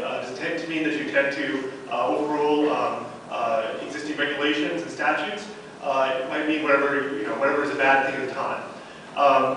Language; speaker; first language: English; native; English